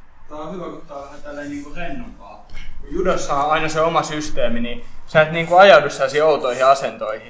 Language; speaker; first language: Finnish; native; Finnish